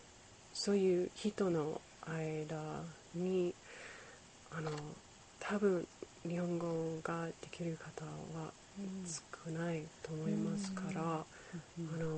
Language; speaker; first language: Japanese; non-native, learner; English